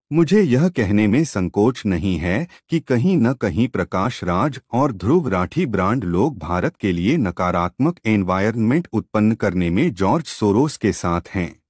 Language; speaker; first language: Hindi; native; Hindi